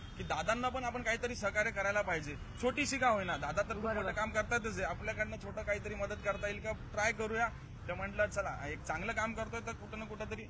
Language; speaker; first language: Marathi; non-native, local second language; Lambadi